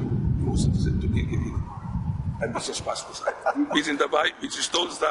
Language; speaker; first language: German; non-native, fluent; Croatian